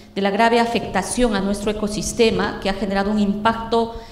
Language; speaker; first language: Spanish; native; Spanish